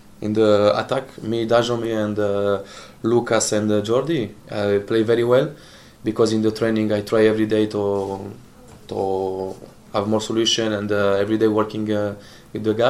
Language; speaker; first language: English; non-native, learner; Italian